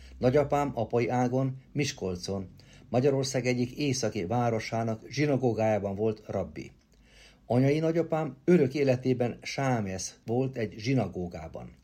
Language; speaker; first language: Hungarian; native; Hungarian